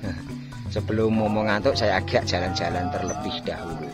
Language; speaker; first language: Indonesian; non-native, local second language; Javanese